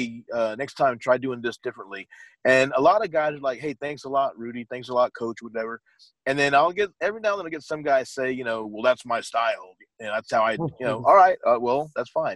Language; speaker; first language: English; native; English